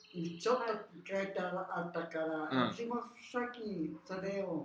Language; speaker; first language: Japanese; non-native, learner; Spanish